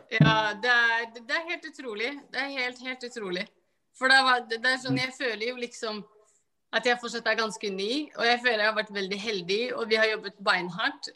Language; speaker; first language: Norwegian; early bilingual, other home language; Somali